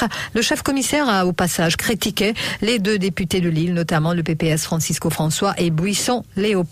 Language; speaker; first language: French; non-native, local second language; Morisyen